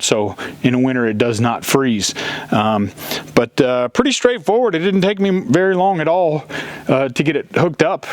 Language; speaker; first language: English; native; English